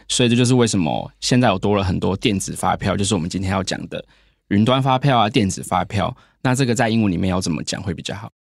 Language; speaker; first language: Chinese; native; Chinese